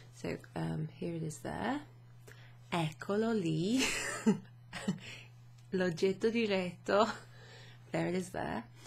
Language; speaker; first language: Italian; non-native, fluent; English